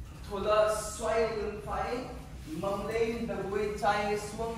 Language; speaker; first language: Vietnamese; non-native, learner; Hindi